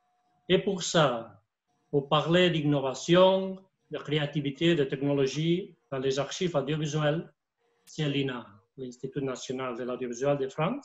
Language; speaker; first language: French; non-native, fluent; Spanish